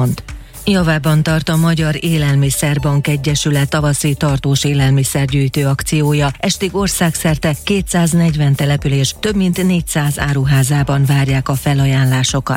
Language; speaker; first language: Hungarian; native; Hungarian